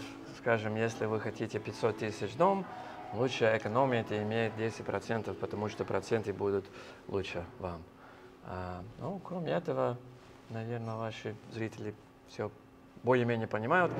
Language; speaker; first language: Russian; non-native, fluent; English